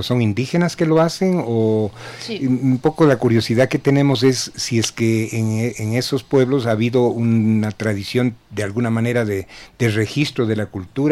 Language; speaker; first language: Spanish; native; Spanish